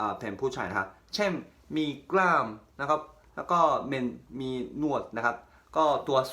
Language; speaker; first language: Thai; non-native, fluent; Japanese